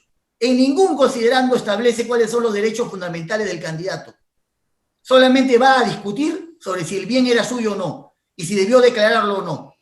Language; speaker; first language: Spanish; native; Spanish